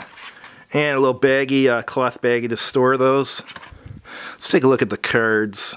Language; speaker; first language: English; native; English